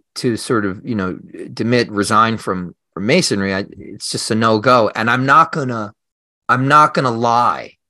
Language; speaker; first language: English; native; English